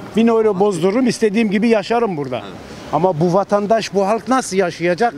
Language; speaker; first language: Turkish; native; Turkish